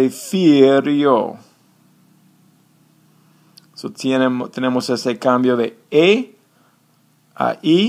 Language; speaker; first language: Spanish; non-native, fluent; English